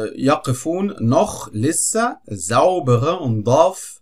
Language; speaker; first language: German; non-native, fluent; Arabic